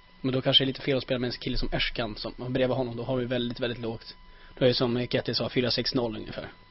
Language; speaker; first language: Swedish; native; Swedish